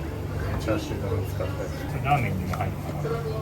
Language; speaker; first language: Japanese; native; Japanese